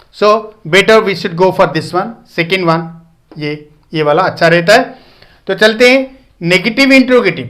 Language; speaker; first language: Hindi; non-native, local second language; Odia